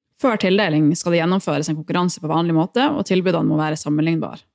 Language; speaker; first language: Norwegian; native; Norwegian